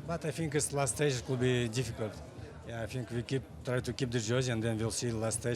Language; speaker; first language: English; non-native, fluent; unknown